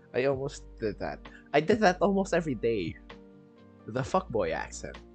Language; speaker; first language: English; non-native, local second language; Filipino